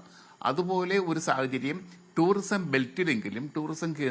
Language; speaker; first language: Malayalam; native; Malayalam